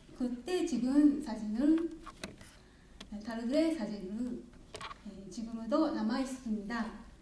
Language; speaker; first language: Korean; non-native, learner; Japanese